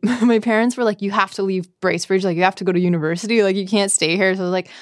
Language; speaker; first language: English; native; English